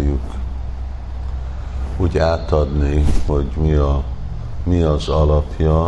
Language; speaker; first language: Hungarian; early bilingual, heritage; Hungarian